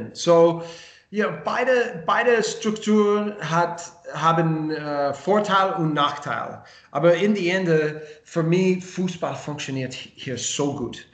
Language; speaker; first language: German; non-native, learner; English